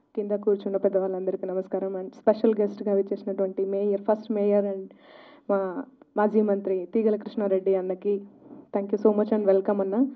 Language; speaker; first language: Telugu; non-native, local second language; Lambadi